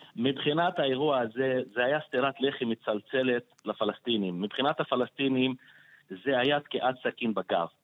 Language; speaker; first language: Hebrew; non-native, local second language; Arabic